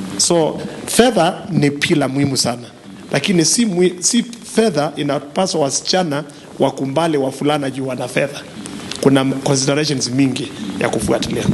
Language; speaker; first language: Swahili; non-native, local second language; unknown